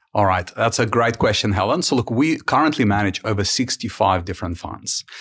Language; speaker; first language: English; early bilingual, other home language; Ukrainian